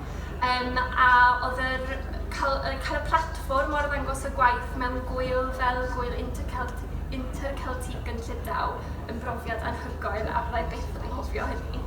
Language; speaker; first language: Welsh; native; Welsh